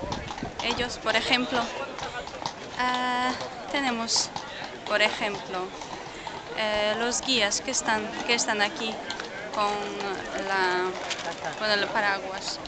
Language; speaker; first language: Spanish; non-native, fluent; Polish